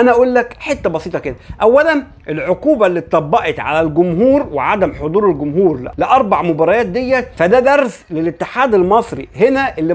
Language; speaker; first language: Arabic; native; Arabic